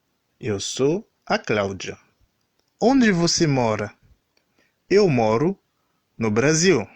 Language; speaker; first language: Portuguese; non-native, learner; Haitian Creole